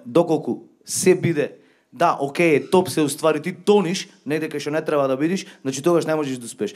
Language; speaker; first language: Macedonian; native; Macedonian